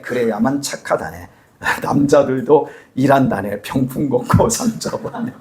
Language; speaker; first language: Korean; native; Korean